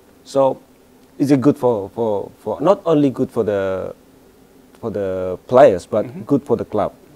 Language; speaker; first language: English; non-native, fluent; Indonesian